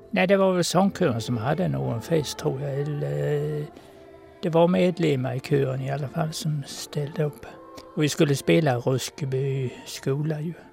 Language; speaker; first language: Swedish; native; Swedish